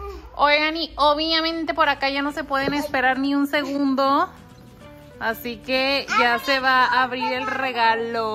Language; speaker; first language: Spanish; native; Spanish